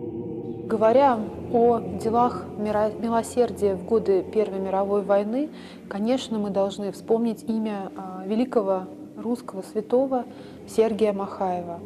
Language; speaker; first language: Russian; native; Russian